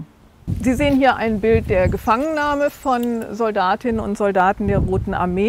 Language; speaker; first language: German; native; German